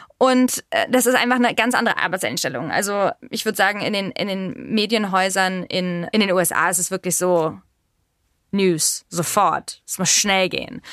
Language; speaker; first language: German; native; German